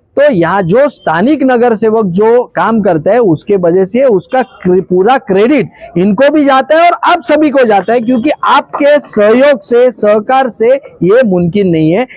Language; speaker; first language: Hindi; non-native, local second language; Marathi